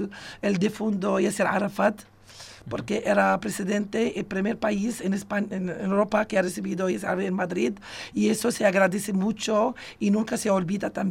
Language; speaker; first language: Spanish; non-native, fluent; Arabic